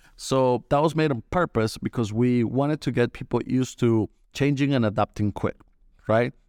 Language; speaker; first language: English; non-native, fluent; Spanish